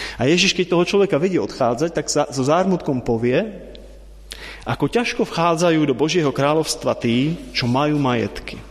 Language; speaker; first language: Slovak; non-native, fluent; Czech